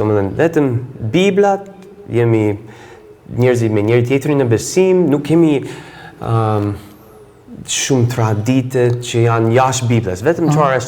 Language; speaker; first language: Albanian; non-native, fluent; English